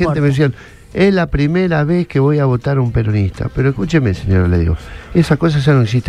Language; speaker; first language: Spanish; native; Spanish